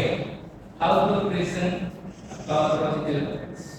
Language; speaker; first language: English; non-native, learner; Indonesian